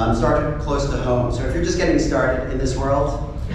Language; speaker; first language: English; native; English